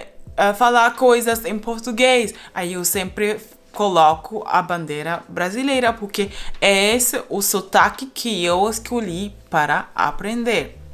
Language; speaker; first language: Portuguese; non-native, fluent; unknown